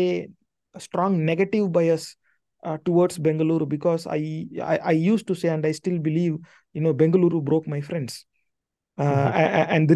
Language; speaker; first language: English; non-native, local second language; Tamil